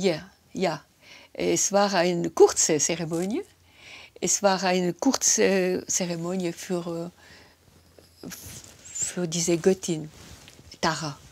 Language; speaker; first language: German; non-native, local second language; French